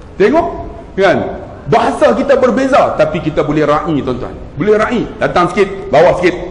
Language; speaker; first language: Malay; native; Malay